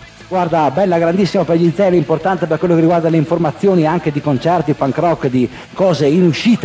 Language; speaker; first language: Italian; native; Italian